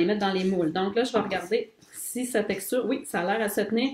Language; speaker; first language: French; native; French